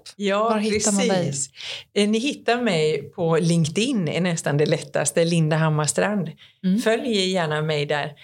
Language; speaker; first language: Swedish; native; Swedish